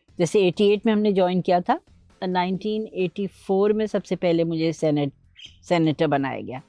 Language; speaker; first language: Urdu; native; Urdu